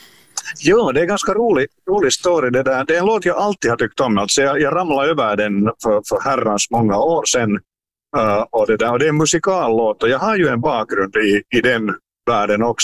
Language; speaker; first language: Swedish; native; Swedish